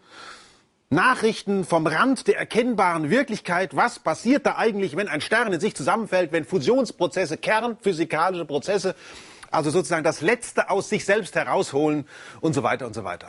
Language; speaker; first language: German; native; German